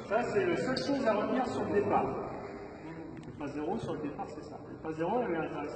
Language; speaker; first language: French; native; French